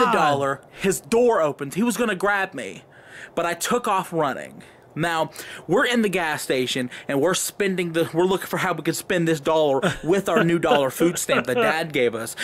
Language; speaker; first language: English; native; English